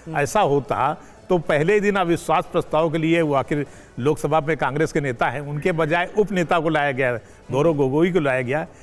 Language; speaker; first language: Hindi; native; Hindi